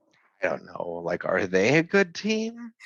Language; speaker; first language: English; native; English